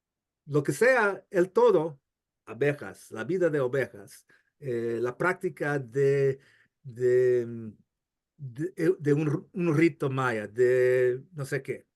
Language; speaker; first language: Spanish; non-native, fluent; English